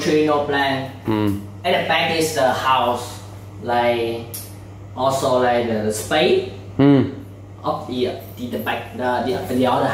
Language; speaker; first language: English; non-native, learner; Vietnamese